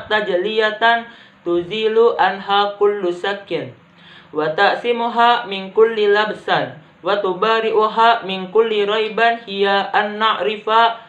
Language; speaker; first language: Arabic; non-native, learner; Indonesian